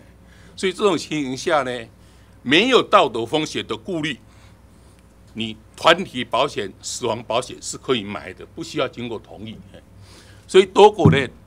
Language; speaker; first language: Chinese; native; Chinese